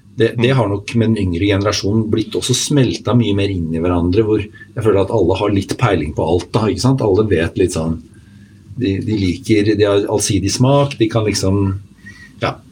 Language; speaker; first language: Norwegian; native; Norwegian